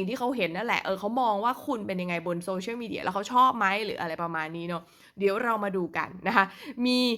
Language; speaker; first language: Thai; native; Thai